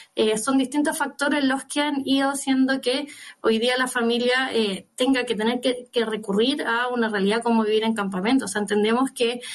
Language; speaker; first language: Spanish; native; Spanish